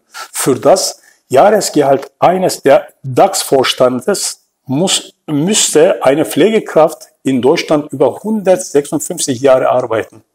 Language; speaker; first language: German; non-native, fluent; Turkish